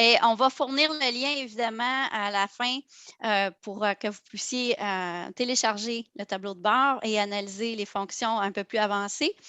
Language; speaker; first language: French; native; French